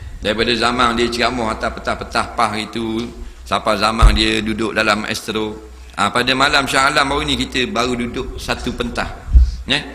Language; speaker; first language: Malay; native; Malay